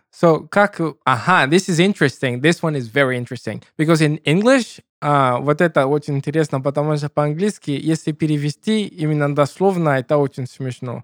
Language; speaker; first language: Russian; non-native, learner; English